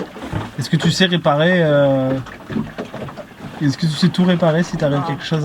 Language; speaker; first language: French; native; French